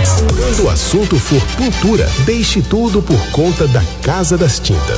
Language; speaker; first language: Portuguese; native; Portuguese